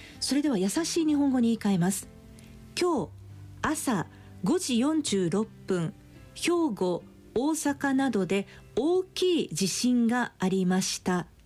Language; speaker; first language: Japanese; native; Japanese